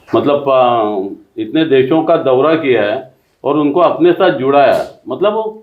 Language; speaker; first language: Hindi; non-native, local second language; Marathi